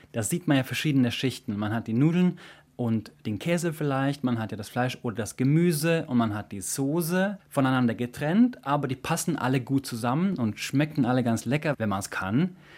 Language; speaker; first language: German; non-native, fluent; Swedish